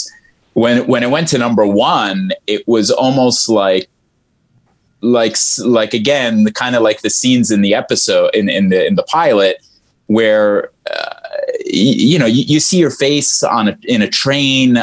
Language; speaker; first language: English; early bilingual, other home language; Arabic